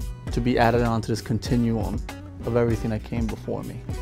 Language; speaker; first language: English; early bilingual, other home language; Spanish